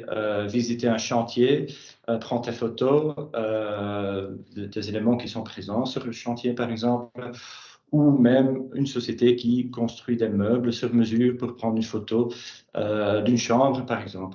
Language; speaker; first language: French; native; French